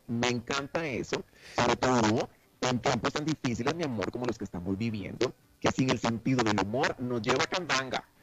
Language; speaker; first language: Spanish; native; Spanish